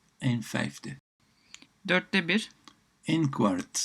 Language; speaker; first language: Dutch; non-native, learner; Turkish